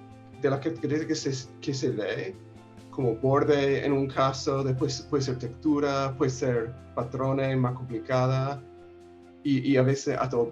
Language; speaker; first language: Spanish; non-native, fluent; English